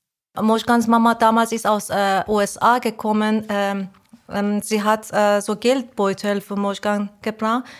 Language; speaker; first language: German; non-native, learner; Persian